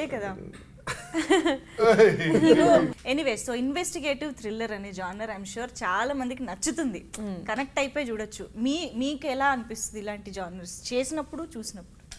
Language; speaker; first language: Telugu; native; Telugu